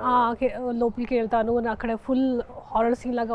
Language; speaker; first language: Telugu; non-native, fluent; Hindi